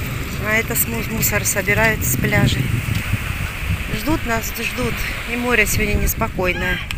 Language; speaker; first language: Russian; native; Russian